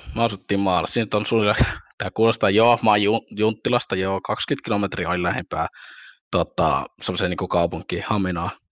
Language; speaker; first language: Finnish; early bilingual, other home language; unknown